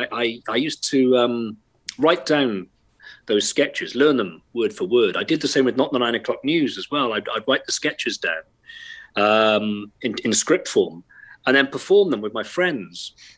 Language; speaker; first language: English; native; English